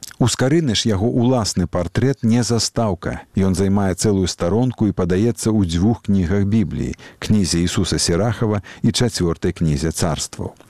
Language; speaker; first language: Belarusian; native; Belarusian